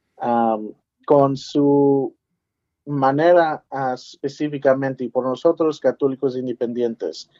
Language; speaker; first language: Spanish; early bilingual, heritage; English